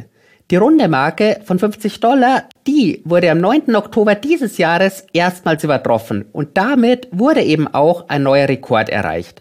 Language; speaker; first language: German; native; German